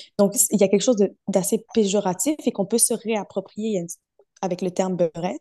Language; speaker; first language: French; early bilingual, other home language; Arabic